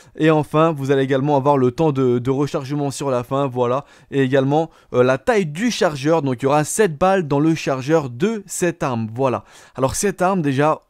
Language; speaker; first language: French; native; French